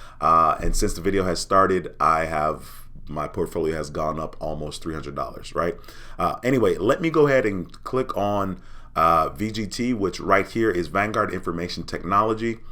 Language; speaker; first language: English; native; English